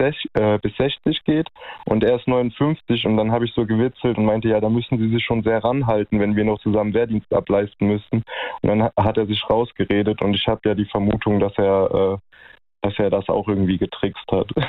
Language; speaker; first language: German; native; German